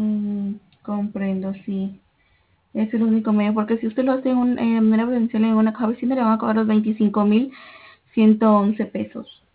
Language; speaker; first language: Spanish; native; Spanish